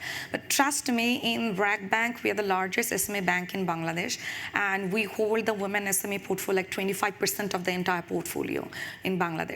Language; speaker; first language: English; non-native, local second language; Bangla